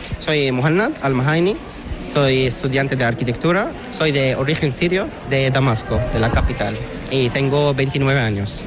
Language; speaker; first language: Spanish; non-native, fluent; Arabic